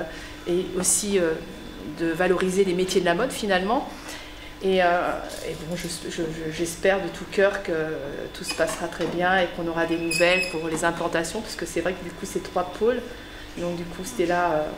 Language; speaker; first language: French; native; French